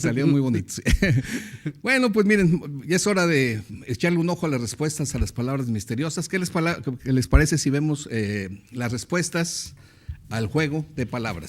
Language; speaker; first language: Spanish; native; Spanish